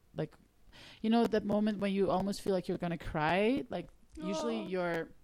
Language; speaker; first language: English; non-native, fluent; Dutch